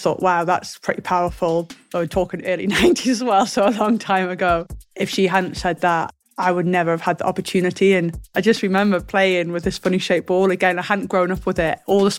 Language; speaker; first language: English; native; English